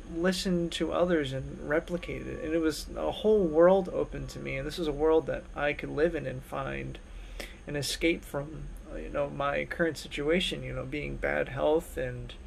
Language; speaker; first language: English; native; English